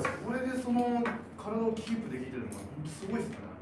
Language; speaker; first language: Japanese; native; Japanese